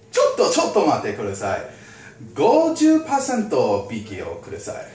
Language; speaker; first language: Japanese; non-native, learner; English